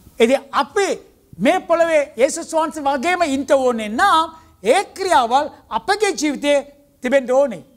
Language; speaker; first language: Sinhala; non-native, local second language; Tamil